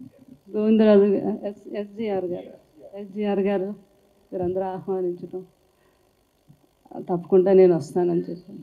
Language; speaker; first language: Telugu; native; Telugu